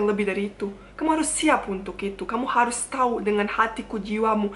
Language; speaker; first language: Indonesian; non-native, fluent; Bosnian